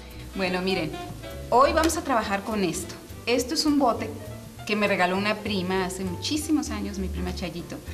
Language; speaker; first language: Spanish; native; Spanish